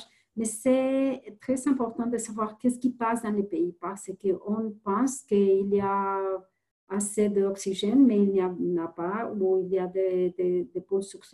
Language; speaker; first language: French; non-native, fluent; Spanish